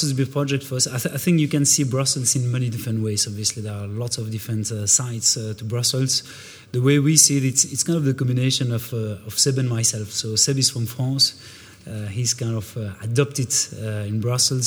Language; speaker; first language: English; non-native, fluent; French